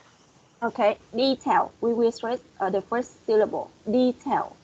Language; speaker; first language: English; non-native, fluent; Vietnamese